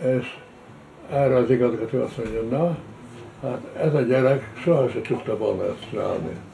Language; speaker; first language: Hungarian; early bilingual, heritage; Hungarian